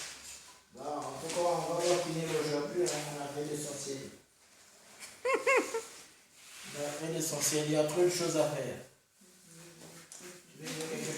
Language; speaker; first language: French; native; French